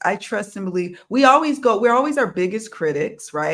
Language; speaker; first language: English; native; English